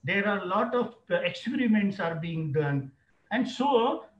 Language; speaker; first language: English; non-native, local second language; Marathi